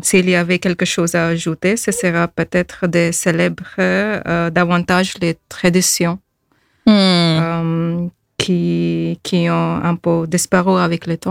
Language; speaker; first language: French; non-native, learner; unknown